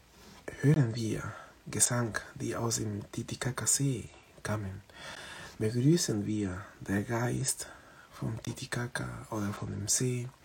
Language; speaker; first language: German; non-native, fluent; Spanish